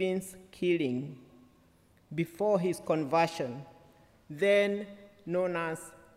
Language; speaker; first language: English; non-native, local second language; Kikuyu